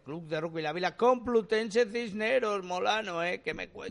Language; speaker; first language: Spanish; native; Spanish